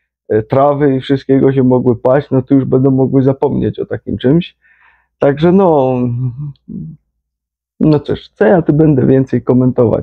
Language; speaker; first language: Polish; native; Polish